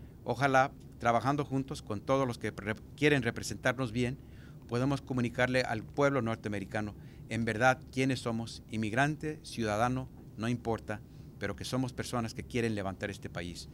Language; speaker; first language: Spanish; early bilingual, heritage; Spanish